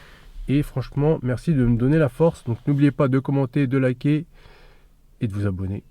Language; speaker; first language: French; native; French